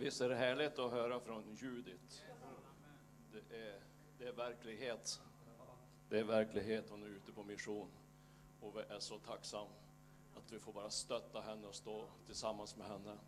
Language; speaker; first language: Swedish; native; Swedish